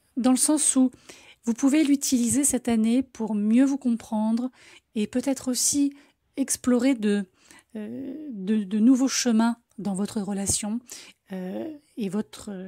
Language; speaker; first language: French; native; French